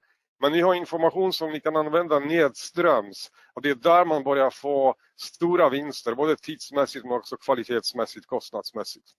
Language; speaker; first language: Swedish; non-native, fluent; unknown